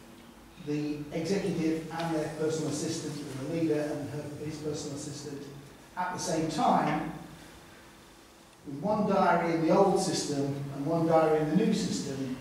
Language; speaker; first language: English; native; English